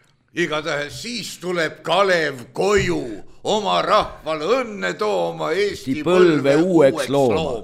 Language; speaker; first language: Estonian; native; Estonian